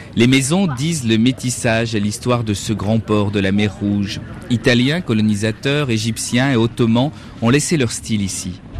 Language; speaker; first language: French; native; French